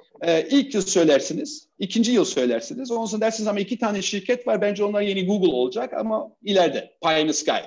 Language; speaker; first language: Turkish; early bilingual, heritage; Turkish